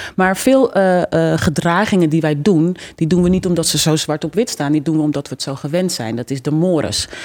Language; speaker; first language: Dutch; native; Dutch